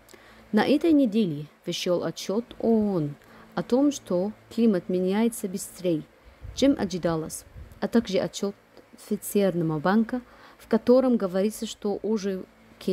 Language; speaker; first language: Russian; non-native, fluent; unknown